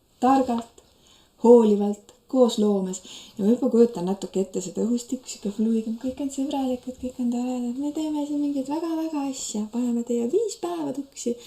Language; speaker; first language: Estonian; native; Estonian